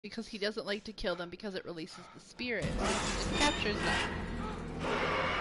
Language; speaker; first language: English; native; English